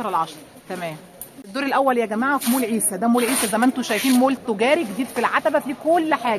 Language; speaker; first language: Arabic; native; Arabic